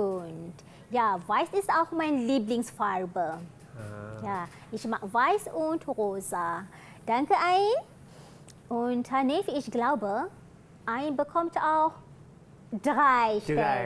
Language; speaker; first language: German; non-native, fluent; Malay